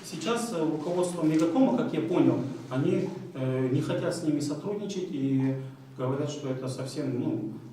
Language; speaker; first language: Russian; non-native, local second language; Kyrgyz